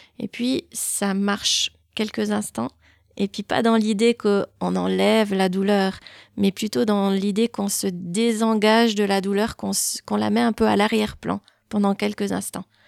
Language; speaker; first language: French; native; French